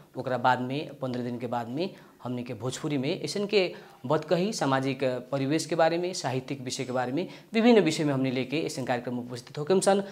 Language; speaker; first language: Bhojpuri; native; Bhojpuri